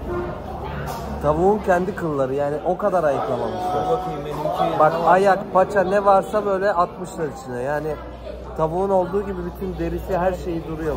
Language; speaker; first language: Turkish; native; Turkish